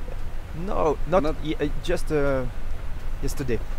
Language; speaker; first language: English; non-native, learner; French